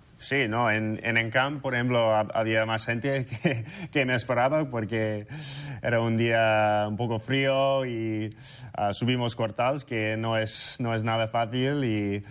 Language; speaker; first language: Spanish; non-native, fluent; English